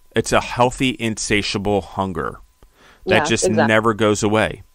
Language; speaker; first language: English; native; English